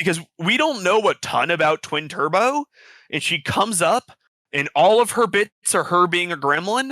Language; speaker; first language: English; native; English